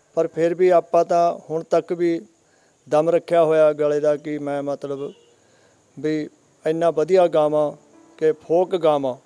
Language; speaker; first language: Punjabi; native; Punjabi